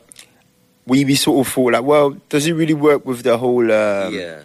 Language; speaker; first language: English; native; English